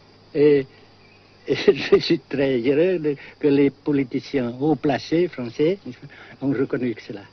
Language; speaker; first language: French; non-native, local second language; Vietnamese